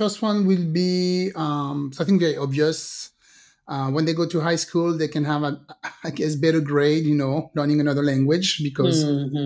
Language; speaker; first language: English; non-native, fluent; French